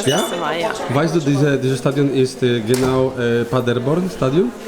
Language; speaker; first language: German; non-native, learner; Polish